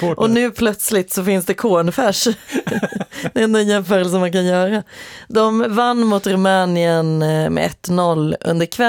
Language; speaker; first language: Swedish; native; Swedish